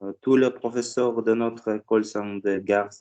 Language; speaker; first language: French; non-native, learner; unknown